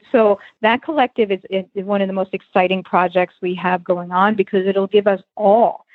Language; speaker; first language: English; native; English